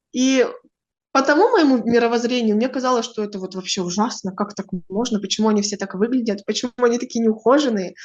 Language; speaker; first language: Russian; native; Russian